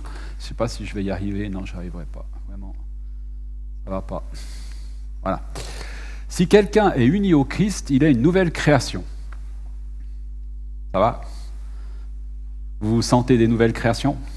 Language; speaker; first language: French; native; French